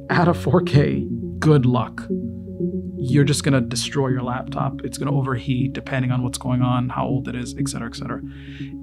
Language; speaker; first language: English; native; English